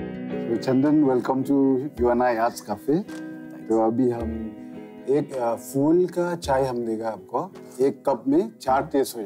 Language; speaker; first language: Hindi; non-native, local second language; Khasi